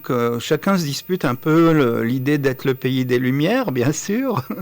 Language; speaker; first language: French; native; French